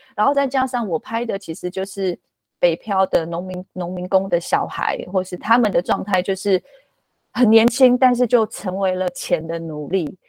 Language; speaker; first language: Chinese; non-native, local second language; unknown